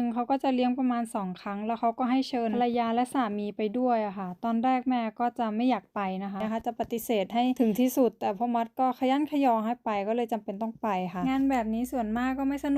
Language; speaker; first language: Thai; native; Thai